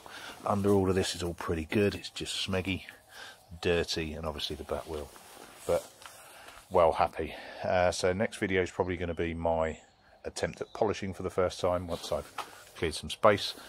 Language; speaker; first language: English; native; English